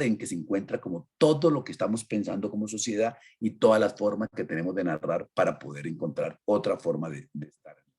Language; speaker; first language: Spanish; native; Spanish